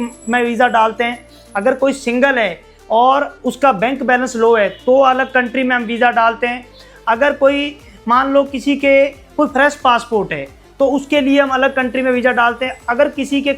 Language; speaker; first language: Hindi; native; Hindi